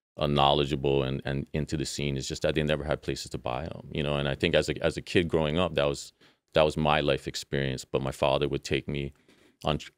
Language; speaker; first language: English; native; English